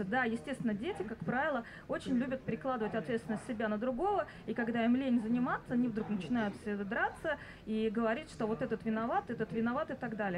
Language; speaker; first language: Russian; non-native, fluent; Estonian